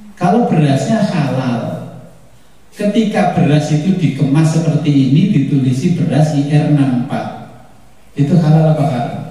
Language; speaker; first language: Indonesian; native; Indonesian